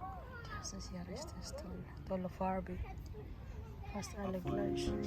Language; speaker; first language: German; non-native, fluent; Waray